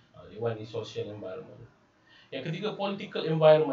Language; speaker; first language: English; non-native, local second language; Malay